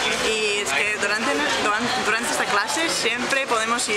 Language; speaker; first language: Spanish; non-native, fluent; English